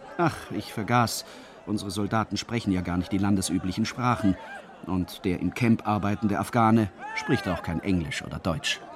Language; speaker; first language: German; native; German